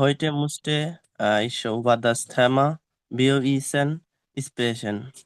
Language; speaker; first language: German; non-native, learner; Bangla